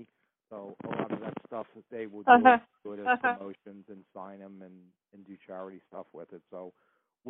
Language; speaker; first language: English; native; English